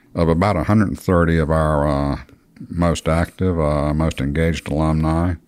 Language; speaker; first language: English; native; English